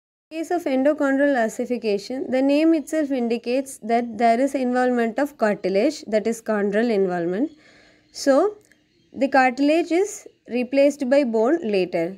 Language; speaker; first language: English; non-native, local second language; Tamil